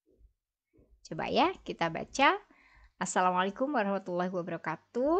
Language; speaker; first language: Indonesian; native; Indonesian